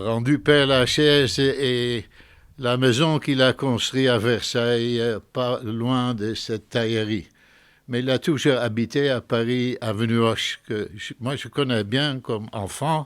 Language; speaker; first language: French; non-native, fluent; Dutch